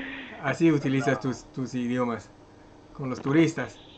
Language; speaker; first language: Spanish; non-native, fluent; French